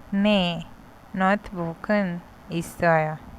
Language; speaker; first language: Korean; non-native, fluent; Hindi